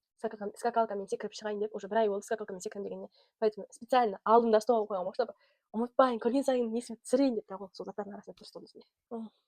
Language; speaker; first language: Kazakh; non-native, local second language; Russian